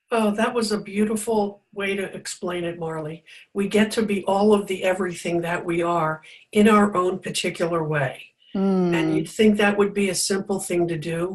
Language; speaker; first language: English; native; English